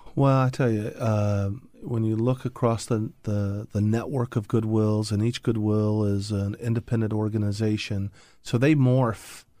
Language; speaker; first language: English; native; English